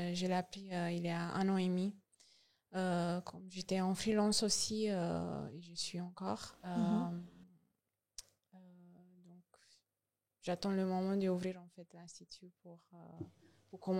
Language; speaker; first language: French; non-native, learner; Romanian